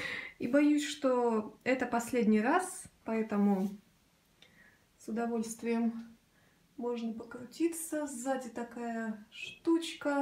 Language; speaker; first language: Russian; native; Russian